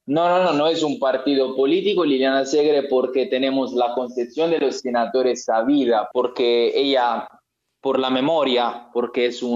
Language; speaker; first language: Spanish; non-native, learner; Italian